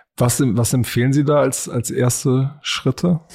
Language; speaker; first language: German; native; German